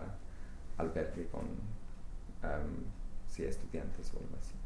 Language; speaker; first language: Spanish; non-native, fluent; English